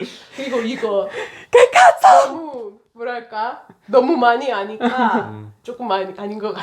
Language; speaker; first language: Korean; non-native, fluent; Italian